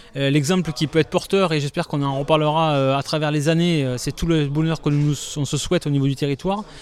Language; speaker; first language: French; native; French